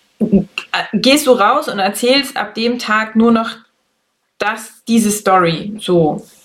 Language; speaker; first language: German; native; German